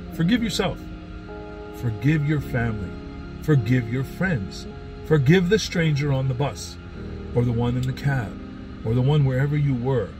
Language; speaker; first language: English; native; English